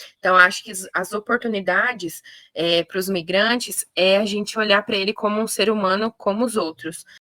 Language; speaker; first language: Portuguese; native; Portuguese